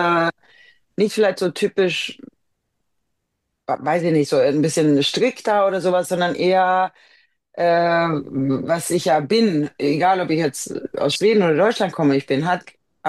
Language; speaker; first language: German; non-native, fluent; Swedish